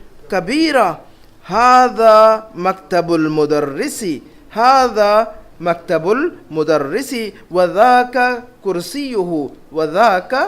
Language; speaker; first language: Arabic; non-native, fluent; Urdu